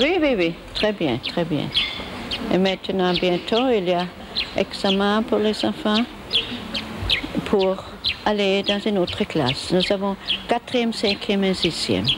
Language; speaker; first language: French; non-native, learner; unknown